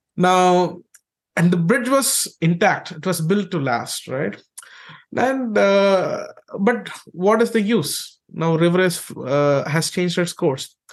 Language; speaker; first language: English; non-native, local second language; Malayalam